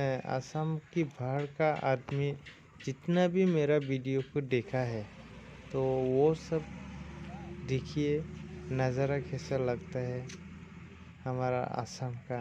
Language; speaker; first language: Hindi; non-native, local second language; Bodo